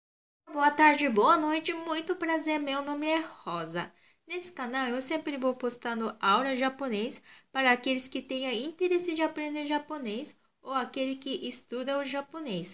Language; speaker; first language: Portuguese; non-native, local second language; Japanese